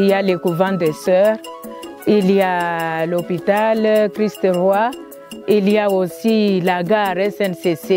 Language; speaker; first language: French; non-native, local second language; Luba-Lulua